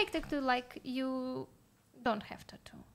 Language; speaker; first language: English; non-native, learner; Russian